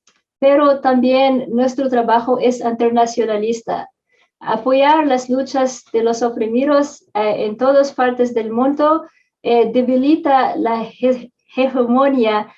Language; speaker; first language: Spanish; non-native, fluent; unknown